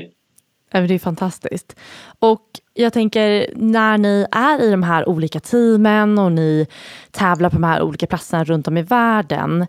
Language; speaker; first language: Swedish; native; Swedish